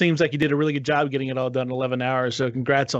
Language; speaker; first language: English; native; English